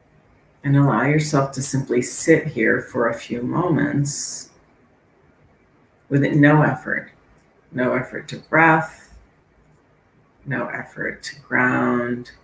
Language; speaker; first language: English; native; English